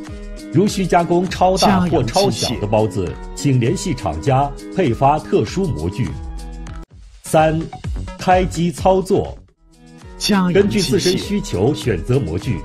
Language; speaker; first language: Chinese; native; Chinese